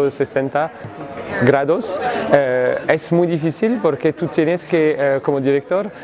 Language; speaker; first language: Spanish; non-native, fluent; French